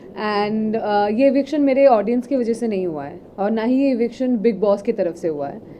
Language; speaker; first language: Hindi; non-native, local second language; Bangla